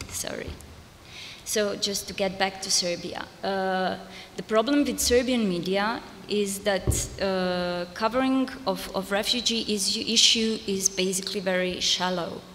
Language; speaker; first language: English; non-native, fluent; Serbian